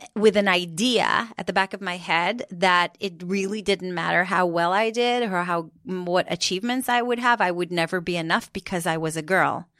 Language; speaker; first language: English; non-native, fluent; Hebrew